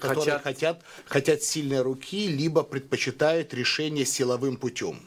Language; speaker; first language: Russian; native; Russian